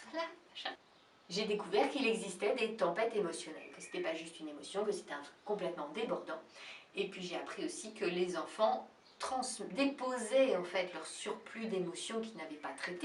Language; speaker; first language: French; native; French